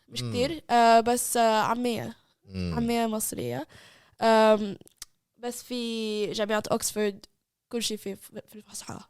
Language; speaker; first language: Arabic; non-native, learner; English